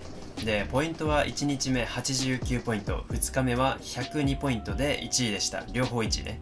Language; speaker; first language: Japanese; native; Japanese